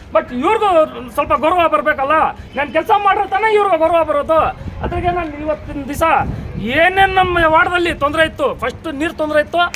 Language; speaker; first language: Kannada; non-native, local second language; Urdu